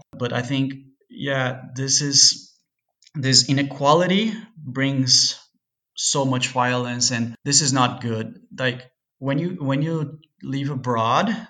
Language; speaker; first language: English; non-native, fluent; Portuguese